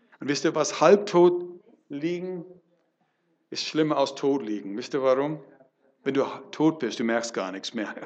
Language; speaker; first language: German; non-native, fluent; English